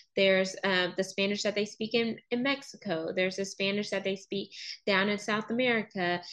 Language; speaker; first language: English; native; English